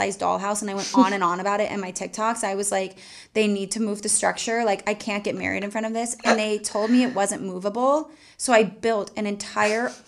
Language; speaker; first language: English; native; English